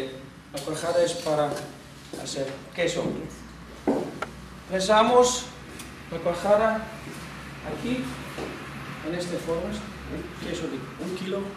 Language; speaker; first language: Spanish; non-native, fluent; Dutch